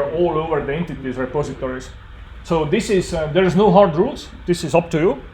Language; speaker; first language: English; non-native, fluent; Estonian